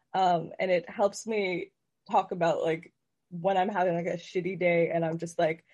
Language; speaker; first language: English; native; English